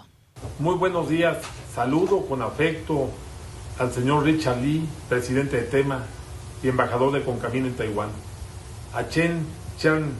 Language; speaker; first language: Spanish; native; Spanish